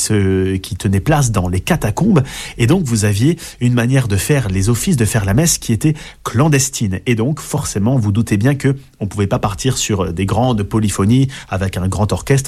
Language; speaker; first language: French; native; French